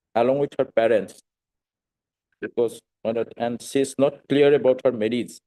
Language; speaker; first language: English; non-native, local second language; Assamese